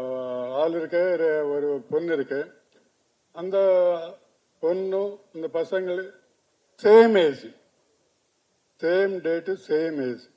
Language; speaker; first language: Tamil; non-native, learner; Telugu